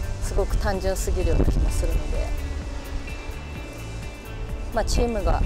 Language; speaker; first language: Japanese; native; Japanese